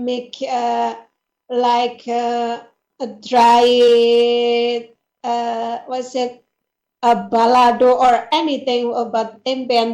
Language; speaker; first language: English; non-native, learner; Indonesian